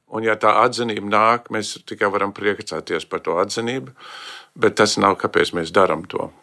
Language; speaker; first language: Latvian; early bilingual, heritage; Latvian